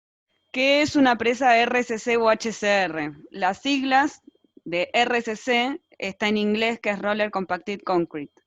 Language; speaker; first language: Spanish; native; Spanish